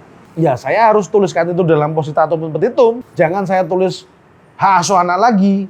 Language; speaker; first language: Indonesian; native; Indonesian